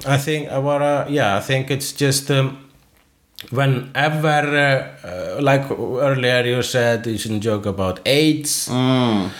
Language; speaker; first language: English; non-native, fluent; Icelandic